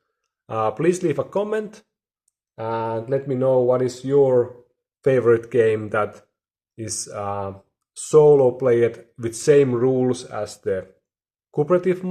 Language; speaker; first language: English; non-native, fluent; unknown